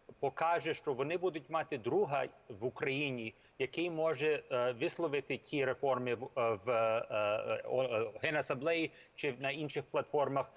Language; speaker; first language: Ukrainian; early bilingual, heritage; English